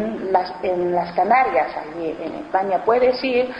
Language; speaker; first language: Spanish; non-native, learner; Chinese